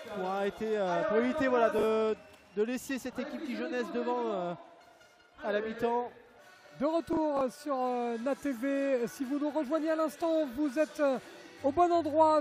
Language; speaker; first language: French; native; French